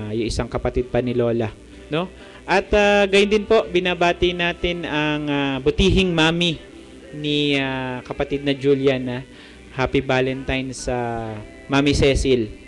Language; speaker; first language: Filipino; native; Filipino